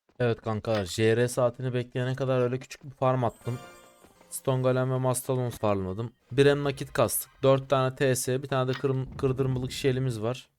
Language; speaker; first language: Turkish; native; Turkish